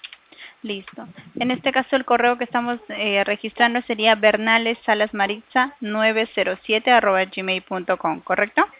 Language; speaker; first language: Spanish; native; Spanish